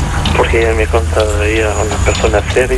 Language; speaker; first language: Spanish; non-native, learner; Arabic